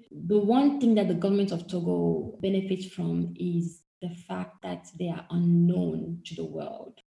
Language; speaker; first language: English; non-native, fluent; French